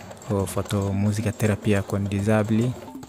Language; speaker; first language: Italian; non-native, fluent; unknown